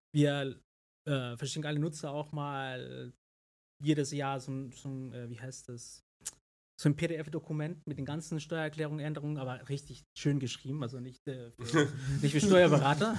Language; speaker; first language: German; non-native, fluent; Spanish